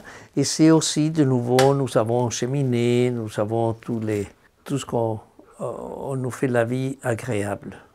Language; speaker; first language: French; non-native, fluent; Spanish